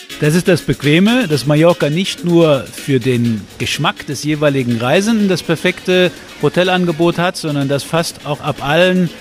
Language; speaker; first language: German; native; German